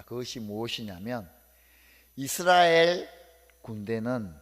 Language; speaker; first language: Korean; native; Korean